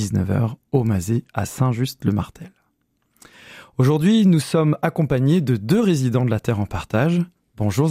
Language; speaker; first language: French; native; French